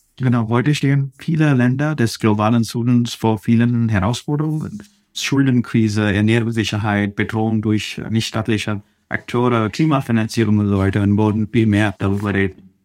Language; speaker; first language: German; non-native, fluent; Telugu